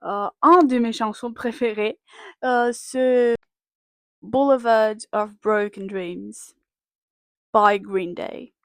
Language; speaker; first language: French; non-native, learner; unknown